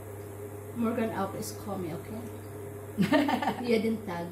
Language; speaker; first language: German; non-native, learner; Filipino